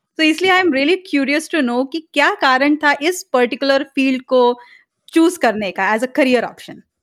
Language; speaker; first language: Hindi; native; Hindi